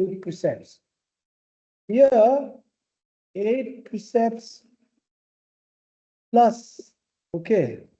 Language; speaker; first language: English; non-native, local second language; Tibetan